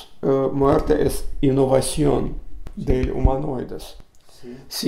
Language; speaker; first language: Spanish; non-native, learner; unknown